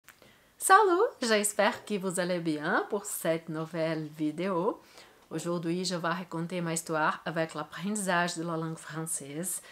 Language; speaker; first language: French; non-native, learner; Portuguese